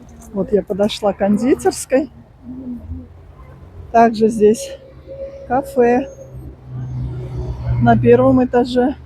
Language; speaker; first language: Russian; native; Russian